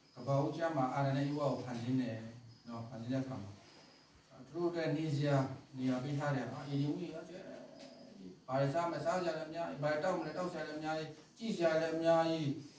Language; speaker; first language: Burmese; non-native, local second language; Kachin